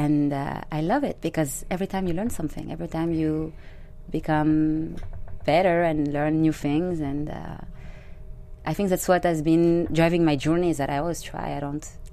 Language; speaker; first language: English; non-native, fluent; French